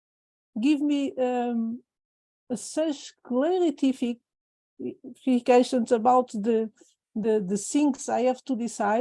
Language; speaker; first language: English; non-native, fluent; Portuguese